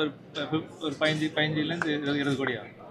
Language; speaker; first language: Tamil; native; Tamil